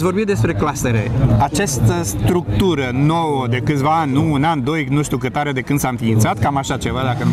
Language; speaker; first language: Romanian; native; Romanian